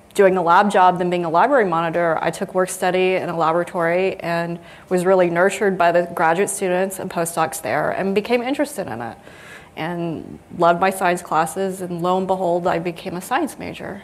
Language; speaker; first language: English; native; English